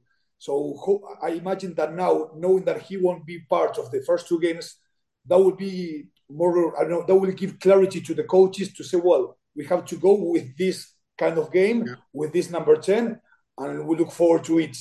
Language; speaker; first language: English; non-native, fluent; Spanish